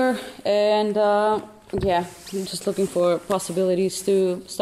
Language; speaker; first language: English; non-native, fluent; Albanian